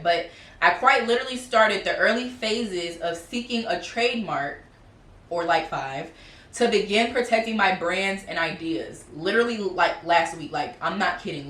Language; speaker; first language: English; native; English